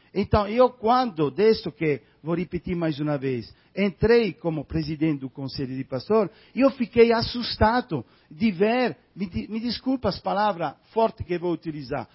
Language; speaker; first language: Portuguese; non-native, fluent; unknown